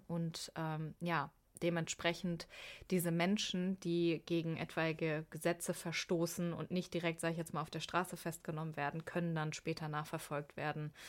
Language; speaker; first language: German; early bilingual, other home language; Persian